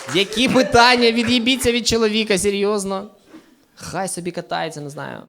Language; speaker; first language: Ukrainian; native; Ukrainian